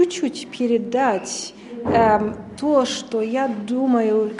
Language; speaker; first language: Russian; non-native, learner; German